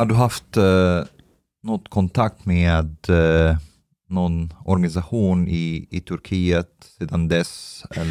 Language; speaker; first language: Swedish; early bilingual, other home language; Arabic